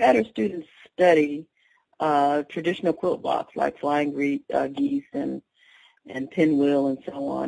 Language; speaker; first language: English; native; English